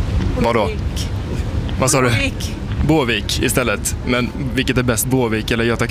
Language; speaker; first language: Swedish; native; Swedish